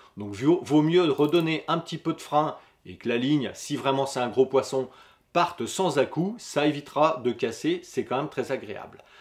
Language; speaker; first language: French; native; French